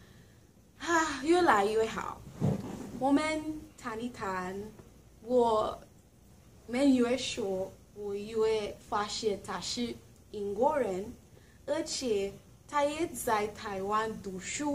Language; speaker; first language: Chinese; non-native, learner; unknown